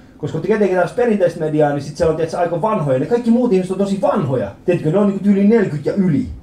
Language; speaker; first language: Finnish; early bilingual, other home language; Persian